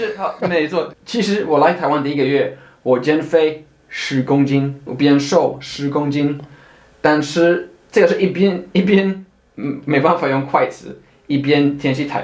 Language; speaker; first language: Chinese; non-native, fluent; Swedish